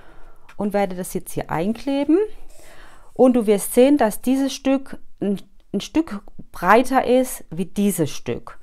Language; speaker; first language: German; native; German